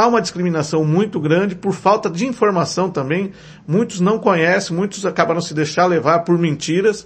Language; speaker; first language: Portuguese; native; Portuguese